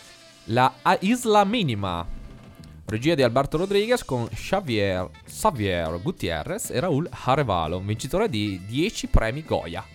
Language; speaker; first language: Italian; native; Italian